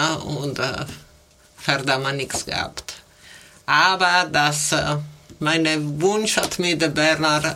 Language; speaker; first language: German; non-native, learner; Italian